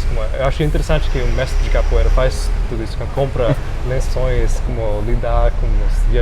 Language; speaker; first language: Portuguese; non-native, fluent; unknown